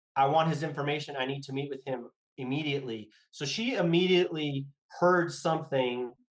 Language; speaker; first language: English; native; English